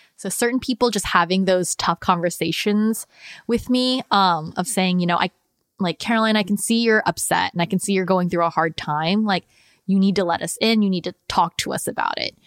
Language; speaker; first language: English; native; English